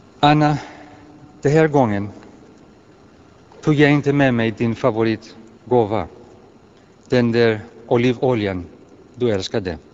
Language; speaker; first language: Swedish; non-native, fluent; Greek